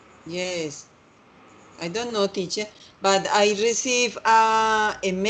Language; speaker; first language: English; non-native, learner; Spanish